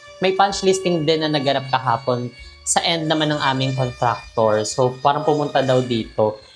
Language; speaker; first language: Filipino; non-native, local second language; Cebuano